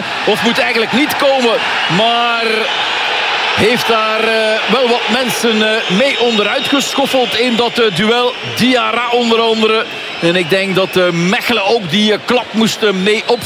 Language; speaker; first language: Dutch; native; Dutch